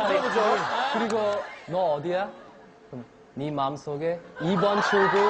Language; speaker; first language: Korean; non-native, fluent; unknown